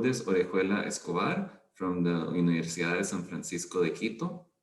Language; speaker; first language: Spanish; native; Spanish